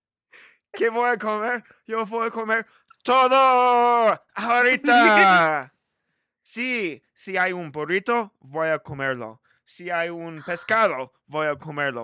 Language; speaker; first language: Spanish; non-native, learner; English